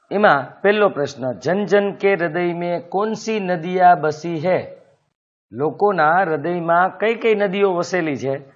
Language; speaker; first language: Hindi; non-native, local second language; Gujarati